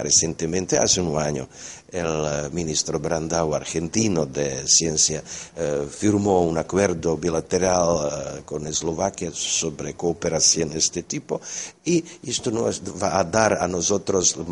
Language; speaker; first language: Spanish; non-native, fluent; Slovak